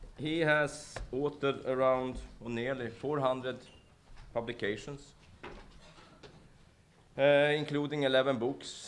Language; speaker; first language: English; non-native, fluent; Norwegian